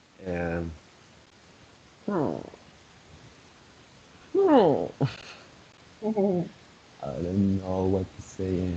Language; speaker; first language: English; non-native, fluent; Spanish